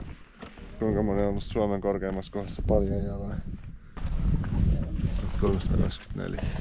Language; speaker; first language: Finnish; native; Finnish